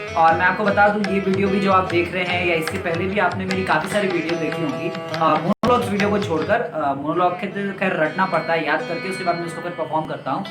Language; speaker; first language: Hindi; native; Hindi